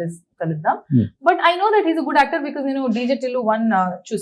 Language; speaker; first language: Telugu; non-native, learner; Kannada